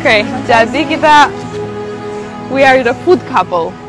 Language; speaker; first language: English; non-native, fluent; Romanian